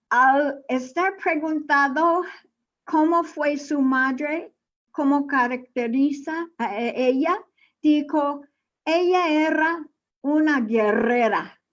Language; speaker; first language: Spanish; non-native, fluent; English